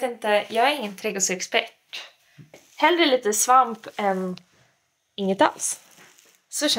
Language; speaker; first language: Swedish; native; Swedish